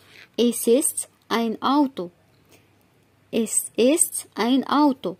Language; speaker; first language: German; non-native, fluent; Arabic